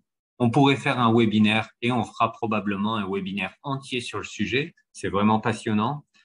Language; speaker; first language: French; native; French